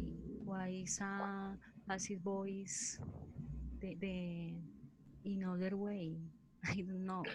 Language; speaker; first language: English; non-native, learner; Spanish